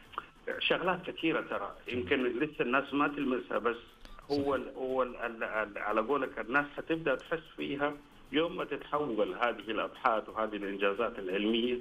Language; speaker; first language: Arabic; native; Arabic